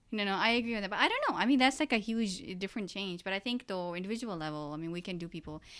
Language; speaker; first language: English; early bilingual, other home language; Urdu